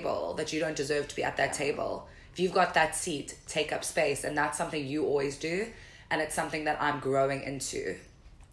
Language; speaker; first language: English; native; English